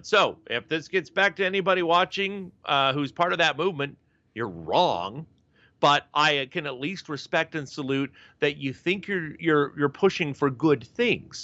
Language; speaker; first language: English; native; English